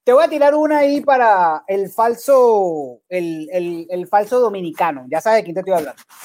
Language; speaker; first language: Spanish; native; Spanish